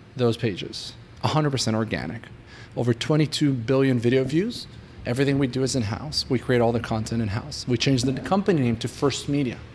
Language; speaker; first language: English; non-native, fluent; Hebrew